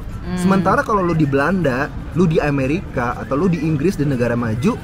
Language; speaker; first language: Indonesian; native; Indonesian